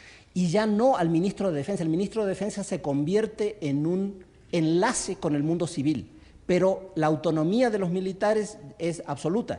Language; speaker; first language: Spanish; native; Spanish